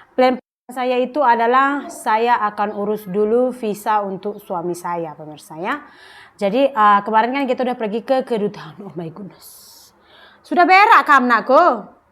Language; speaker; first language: Indonesian; native; Indonesian